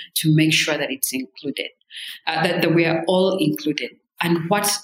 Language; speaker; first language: English; non-native, local second language; Kinyarwanda